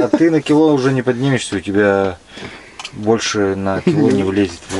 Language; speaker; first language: Russian; native; Russian